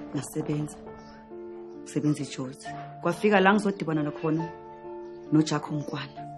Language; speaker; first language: Zulu; native; Zulu